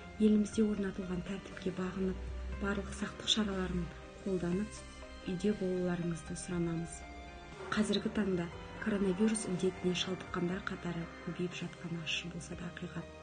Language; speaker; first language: Kazakh; native; Kazakh